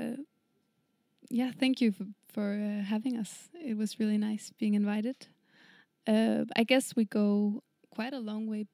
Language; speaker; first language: English; non-native, fluent; Danish